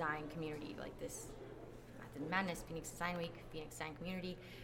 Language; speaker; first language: English; native; English